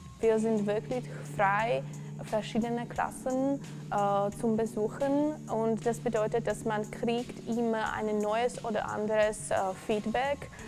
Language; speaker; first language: German; non-native, learner; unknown